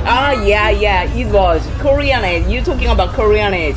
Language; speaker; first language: English; non-native, fluent; Korean